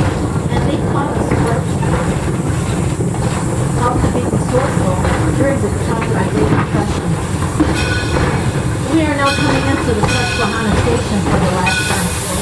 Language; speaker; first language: English; native; English